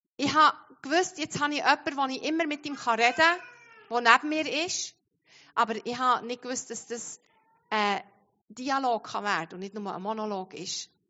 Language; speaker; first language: German; non-native, fluent; Arabic